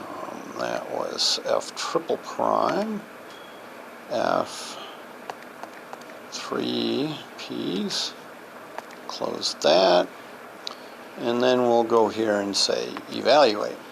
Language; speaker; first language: English; native; English